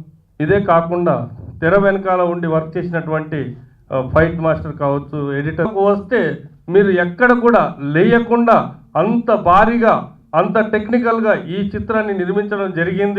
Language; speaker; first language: Telugu; native; Telugu